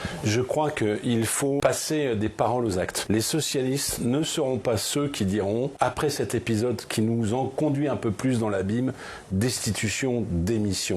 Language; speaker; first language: French; native; French